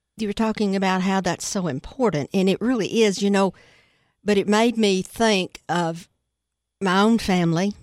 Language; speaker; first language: English; native; English